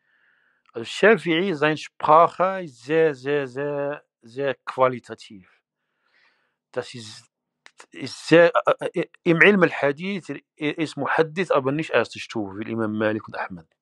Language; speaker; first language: German; non-native, fluent; Arabic